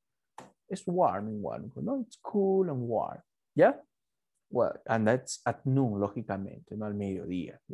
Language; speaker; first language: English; non-native, fluent; Spanish